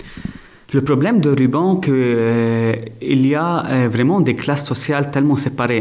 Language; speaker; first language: French; non-native, local second language; Arabic